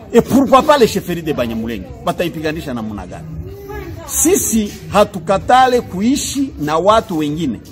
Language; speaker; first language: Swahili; non-native, local second language; Kinyarwanda